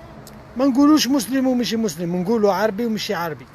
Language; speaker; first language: Arabic; native; Arabic